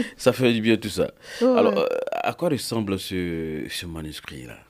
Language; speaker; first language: French; native; French